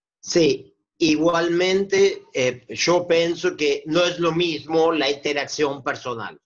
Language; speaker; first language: Portuguese; non-native, learner; Spanish